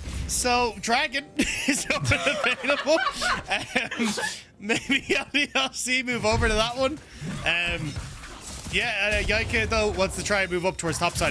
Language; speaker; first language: English; native; English